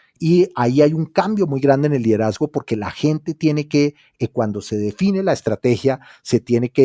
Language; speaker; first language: Spanish; native; Spanish